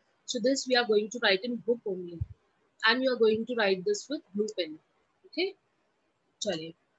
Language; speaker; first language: English; non-native, local second language; Hindi